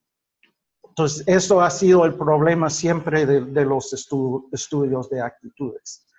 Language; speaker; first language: Spanish; non-native, fluent; English